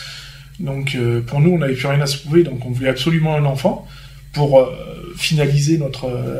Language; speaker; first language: French; native; French